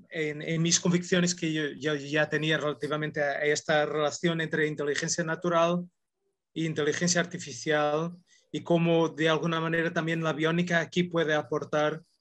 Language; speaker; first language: Spanish; non-native, fluent; Italian